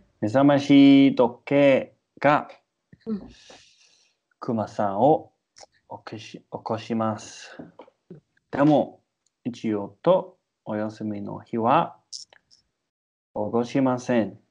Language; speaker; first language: Japanese; non-native, learner; English